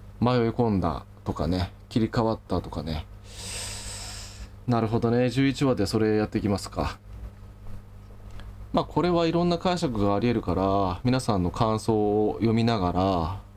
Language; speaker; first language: Japanese; native; Japanese